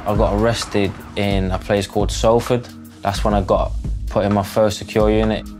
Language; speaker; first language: English; native; English